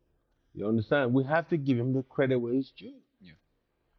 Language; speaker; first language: English; native; English